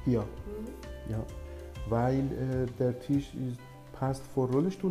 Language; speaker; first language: German; non-native, learner; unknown